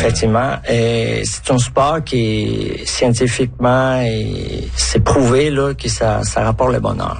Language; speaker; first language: French; non-native, fluent; Spanish